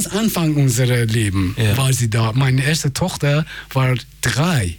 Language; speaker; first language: German; non-native, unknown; Persian